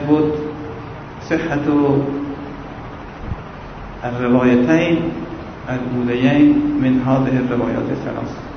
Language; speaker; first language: Arabic; non-native, fluent; Persian